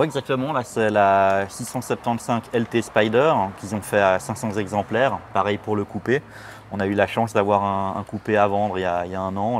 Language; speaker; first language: French; native; French